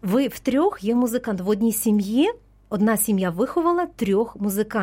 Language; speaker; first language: Ukrainian; native; Ukrainian